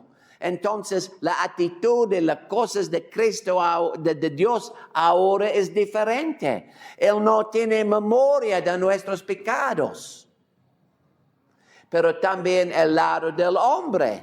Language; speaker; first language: Spanish; non-native, fluent; English